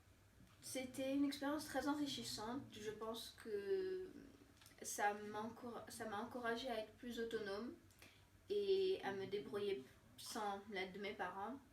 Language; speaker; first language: French; non-native, fluent; English